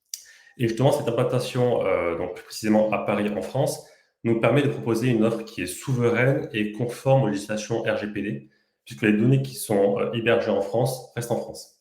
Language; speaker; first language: French; native; French